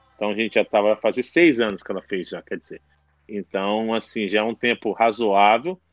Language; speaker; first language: Portuguese; native; Portuguese